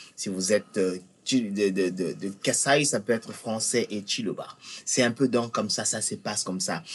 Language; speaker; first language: French; non-native, local second language; Lingala